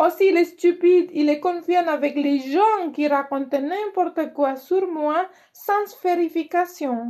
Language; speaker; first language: French; non-native, learner; Indonesian